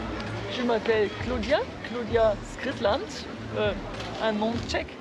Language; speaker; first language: French; non-native, fluent; German